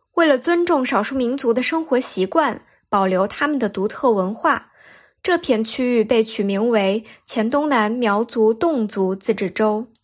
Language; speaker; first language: Chinese; native; Chinese